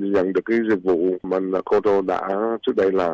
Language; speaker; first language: Vietnamese; early bilingual, heritage; Vietnamese